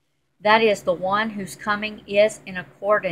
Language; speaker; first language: English; native; English